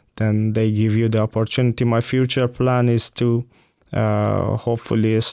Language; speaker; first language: English; non-native, fluent; Persian